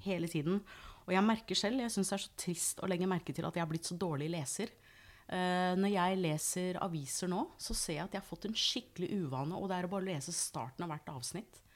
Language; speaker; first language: Norwegian; non-native, fluent; English